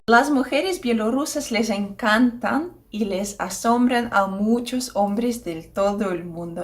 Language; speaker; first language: Spanish; non-native, fluent; Russian